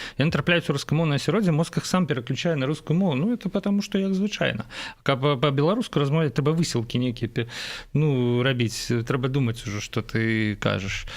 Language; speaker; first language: Belarusian; non-native, local second language; Russian